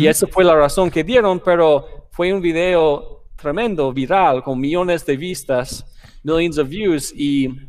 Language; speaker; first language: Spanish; non-native, fluent; English